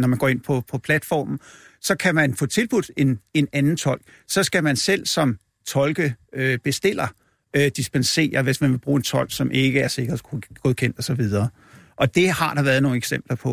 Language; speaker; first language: Danish; native; Danish